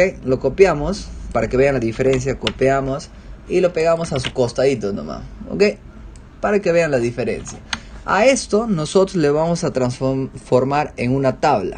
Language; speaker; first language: Spanish; native; Spanish